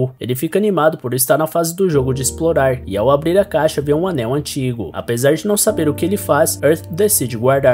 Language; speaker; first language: Portuguese; native; Portuguese